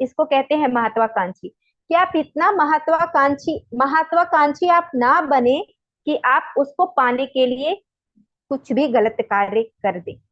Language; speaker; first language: Hindi; native; Hindi